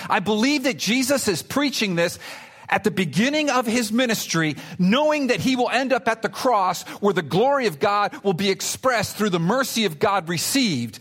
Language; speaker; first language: English; early bilingual, other home language; Spanish